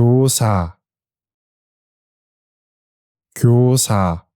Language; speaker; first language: Korean; native; Korean